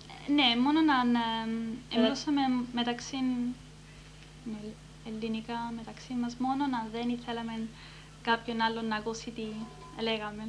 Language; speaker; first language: Greek; early bilingual, heritage; Greek